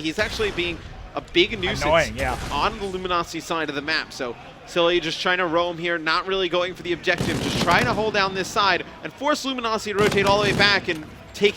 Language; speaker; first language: English; native; English